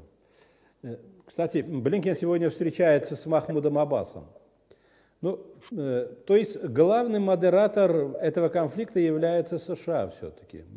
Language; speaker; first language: Russian; non-native, fluent; Armenian